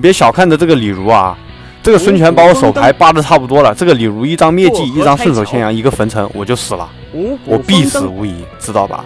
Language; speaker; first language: Chinese; native; Chinese